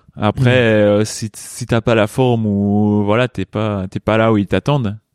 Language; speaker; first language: French; native; French